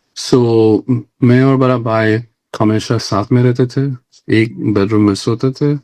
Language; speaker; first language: Hindi; non-native, local second language; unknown